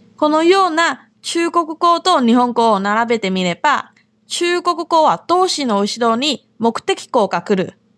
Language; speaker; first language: Japanese; non-native, fluent; Chinese